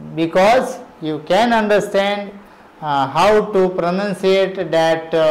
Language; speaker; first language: English; non-native, local second language; Marathi